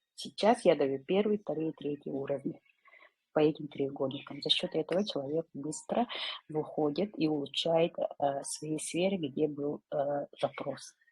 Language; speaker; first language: Russian; non-native, local second language; Yakut